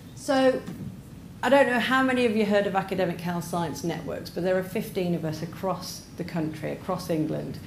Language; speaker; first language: English; native; English